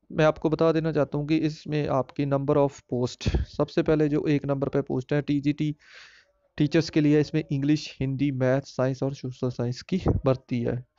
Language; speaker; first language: Hindi; non-native, local second language; Punjabi